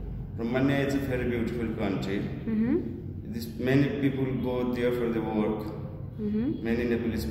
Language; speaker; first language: English; non-native, learner; Nepali